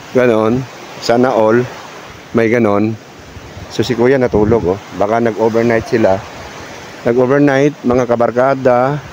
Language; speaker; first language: Filipino; non-native, local second language; Cebuano